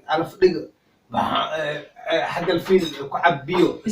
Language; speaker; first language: Arabic; non-native, learner; Somali